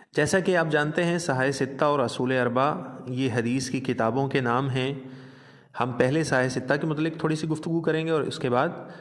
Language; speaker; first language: Urdu; non-native, local second language; Punjabi